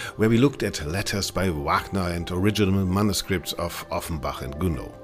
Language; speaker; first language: English; non-native, fluent; German